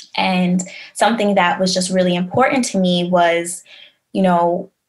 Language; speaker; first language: English; native; English